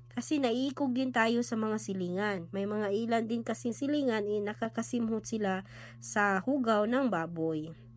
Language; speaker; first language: Filipino; non-native, local second language; Cebuano